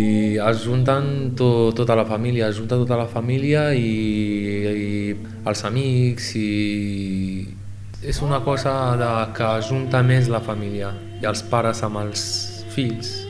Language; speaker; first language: Catalan; non-native, learner; Arabic